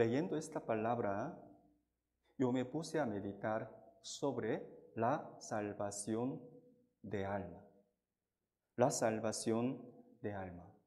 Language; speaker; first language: Spanish; non-native, fluent; Korean